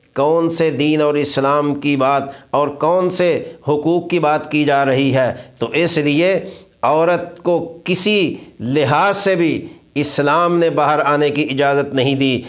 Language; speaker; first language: Urdu; non-native, local second language; Punjabi